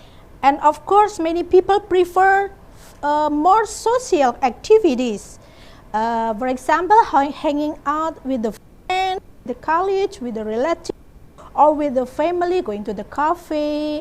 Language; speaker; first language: English; non-native, learner; Indonesian